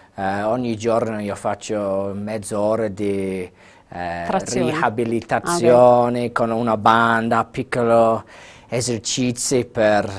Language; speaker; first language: Italian; non-native, fluent; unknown